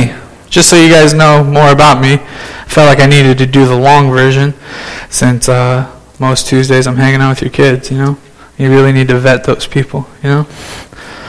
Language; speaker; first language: English; native; English